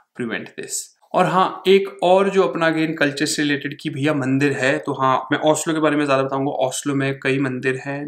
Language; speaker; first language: Hindi; native; Hindi